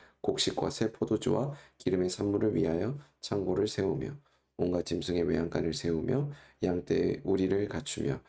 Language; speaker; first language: Korean; native; Korean